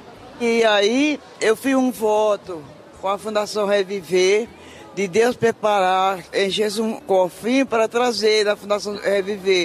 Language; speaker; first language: Portuguese; native; Portuguese